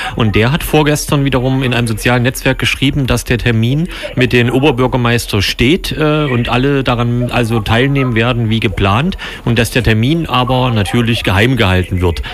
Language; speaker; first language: German; native; German